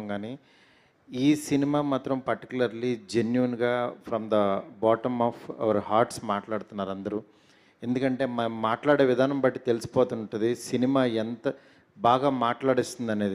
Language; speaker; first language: Telugu; native; Telugu